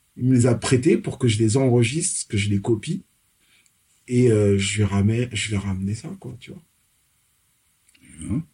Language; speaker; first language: French; early bilingual, other home language; Fon